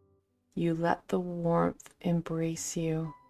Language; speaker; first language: English; native; English